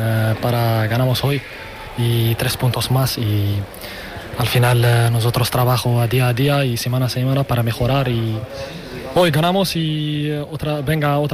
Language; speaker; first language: Spanish; non-native, learner; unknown